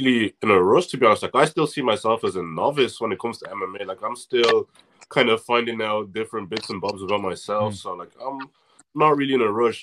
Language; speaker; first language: English; native; English